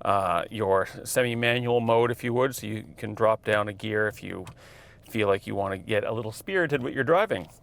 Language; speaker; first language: English; native; English